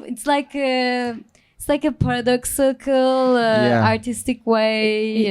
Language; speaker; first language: English; non-native, learner; Turkish